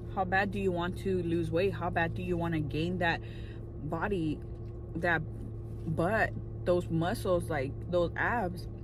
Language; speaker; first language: English; early bilingual, other home language; Spanish